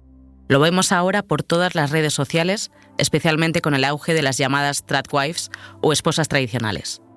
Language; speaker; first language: Spanish; native; Spanish